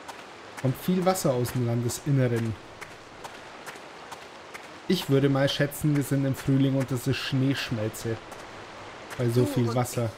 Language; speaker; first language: German; native; German